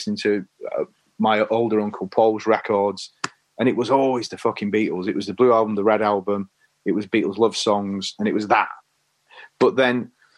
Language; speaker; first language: English; native; English